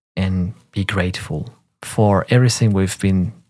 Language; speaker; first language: English; non-native, fluent; French